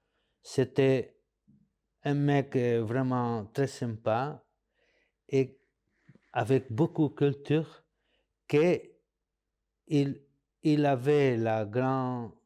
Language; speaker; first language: French; non-native, fluent; Spanish